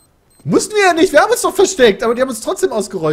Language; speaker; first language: German; native; German